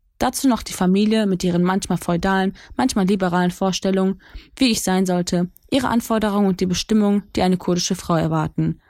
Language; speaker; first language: German; early bilingual, other home language; Kurdish